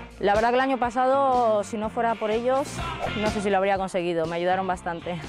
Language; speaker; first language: Spanish; native; Spanish